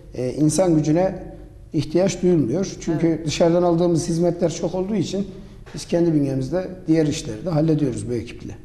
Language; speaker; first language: Turkish; native; Turkish